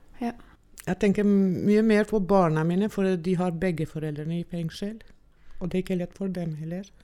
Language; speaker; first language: Norwegian; non-native, fluent; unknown